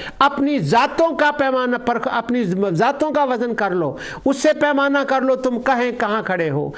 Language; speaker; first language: Urdu; non-native, local second language; Punjabi